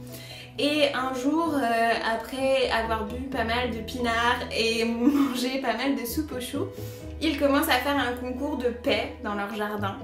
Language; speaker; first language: French; native; French